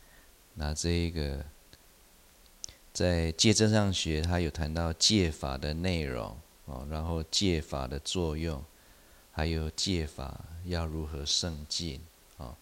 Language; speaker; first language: Chinese; native; Chinese